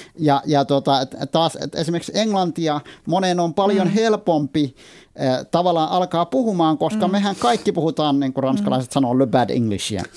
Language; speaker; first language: Finnish; non-native, fluent; Somali